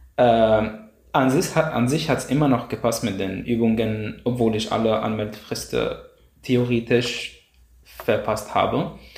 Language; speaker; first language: German; non-native, fluent; Arabic